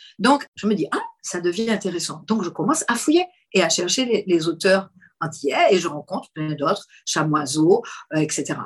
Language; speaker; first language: French; native; French